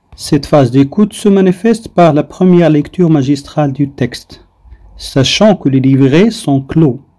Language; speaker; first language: French; non-native, local second language; Arabic